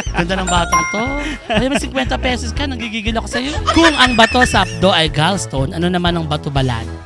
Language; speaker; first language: Filipino; native; Filipino